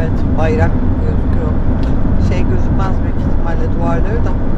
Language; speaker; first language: Turkish; native; Turkish